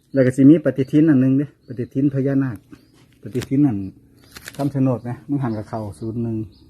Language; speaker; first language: Thai; native; Thai